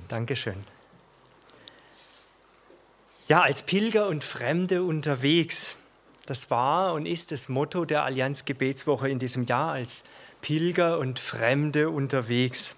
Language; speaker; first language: German; native; German